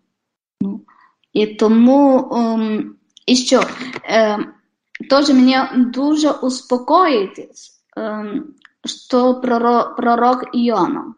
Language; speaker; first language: Ukrainian; non-native, fluent; Polish